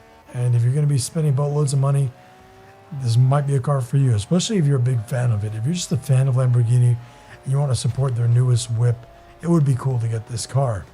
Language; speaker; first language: English; native; English